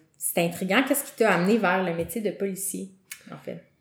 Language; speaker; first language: French; native; French